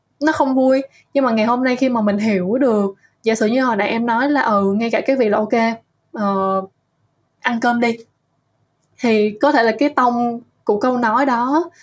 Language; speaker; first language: Vietnamese; native; Vietnamese